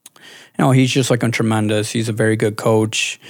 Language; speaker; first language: English; native; English